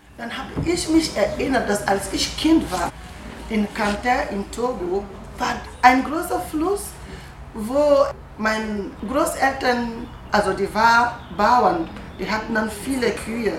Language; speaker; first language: German; non-native, fluent; French